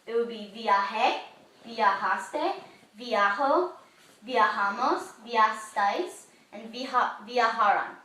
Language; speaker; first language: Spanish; non-native, learner; English